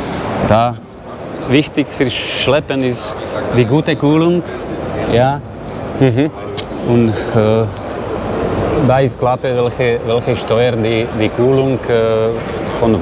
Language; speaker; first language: German; non-native, learner; Slovak